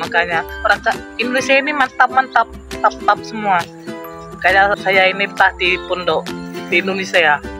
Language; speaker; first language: Indonesian; non-native, fluent; Western Cham